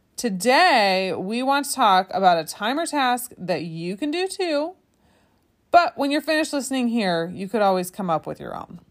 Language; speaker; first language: English; native; English